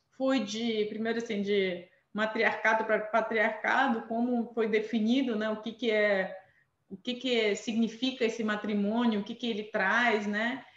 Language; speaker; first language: Portuguese; non-native, fluent; Armenian